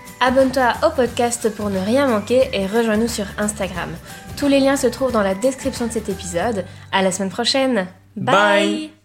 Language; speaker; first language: French; native; French